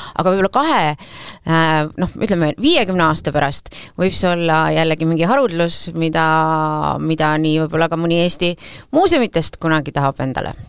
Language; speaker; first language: Estonian; native; Estonian